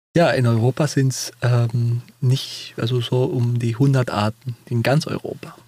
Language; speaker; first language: German; non-native, fluent; Spanish